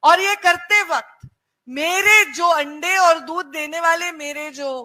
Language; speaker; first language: Hindi; non-native, local second language; Marathi